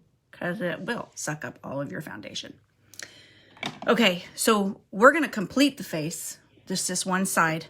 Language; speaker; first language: English; native; English